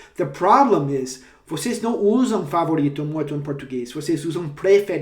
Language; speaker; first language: Portuguese; non-native, fluent; English